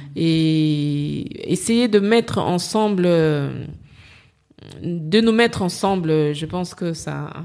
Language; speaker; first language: French; non-native, local second language; Lingala